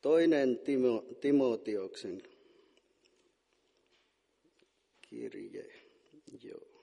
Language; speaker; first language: Finnish; non-native, fluent; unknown